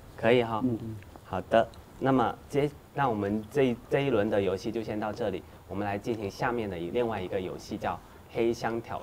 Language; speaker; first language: Chinese; native; Chinese